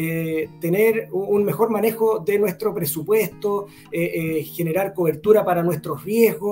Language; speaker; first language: Spanish; native; Spanish